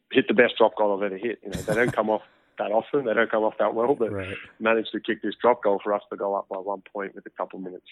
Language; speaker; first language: English; native; English